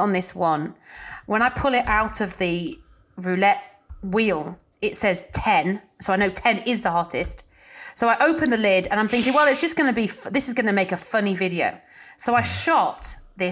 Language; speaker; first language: English; native; English